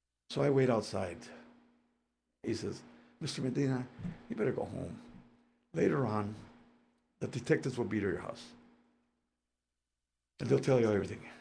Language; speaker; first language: English; early bilingual, other home language; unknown